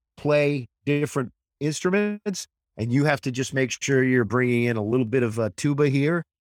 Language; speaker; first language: English; native; English